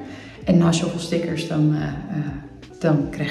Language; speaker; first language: Dutch; native; Dutch